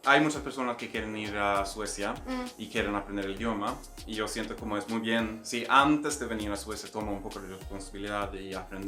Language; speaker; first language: Spanish; non-native, fluent; Swedish